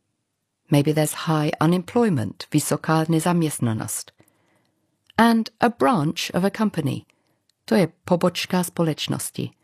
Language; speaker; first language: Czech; non-native, fluent; English